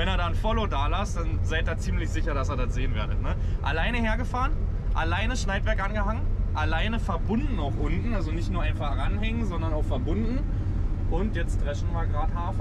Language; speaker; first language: German; native; German